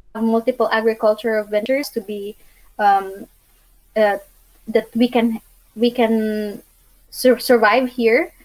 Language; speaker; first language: English; non-native, local second language; Cebuano